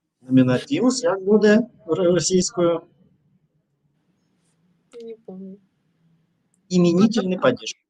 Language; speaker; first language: Ukrainian; non-native, learner; Russian